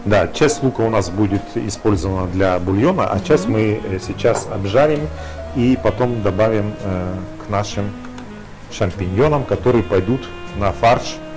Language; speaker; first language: Russian; native; Russian